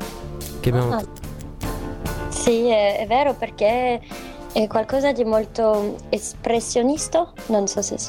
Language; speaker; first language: Italian; non-native, fluent; French